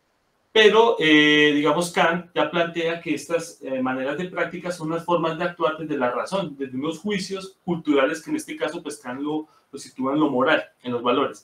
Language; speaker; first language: Spanish; native; Spanish